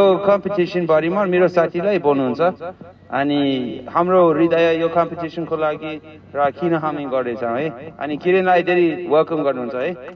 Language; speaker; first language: Nepali; non-native, learner; English